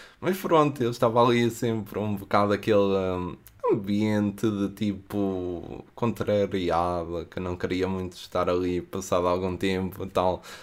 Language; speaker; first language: Portuguese; native; Portuguese